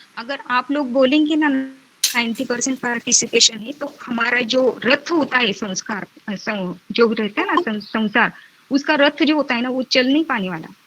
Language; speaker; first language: Hindi; non-native, local second language; Marathi